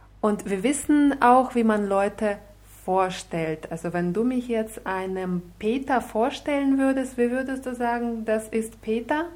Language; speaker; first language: German; non-native, fluent; Russian